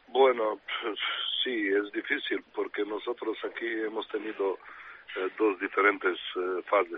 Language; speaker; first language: Spanish; non-native, fluent; Serbian